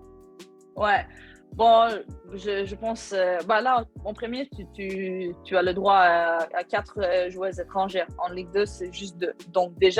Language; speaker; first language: French; non-native, learner; Swedish